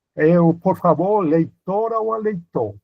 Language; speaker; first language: Portuguese; non-native, fluent; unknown